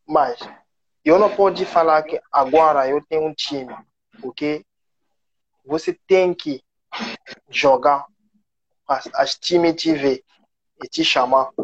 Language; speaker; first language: Portuguese; non-native, learner; French